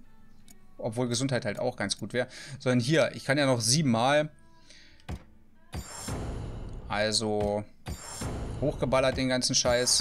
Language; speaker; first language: German; native; German